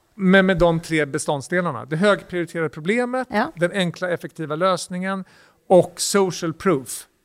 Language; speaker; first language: Swedish; native; Swedish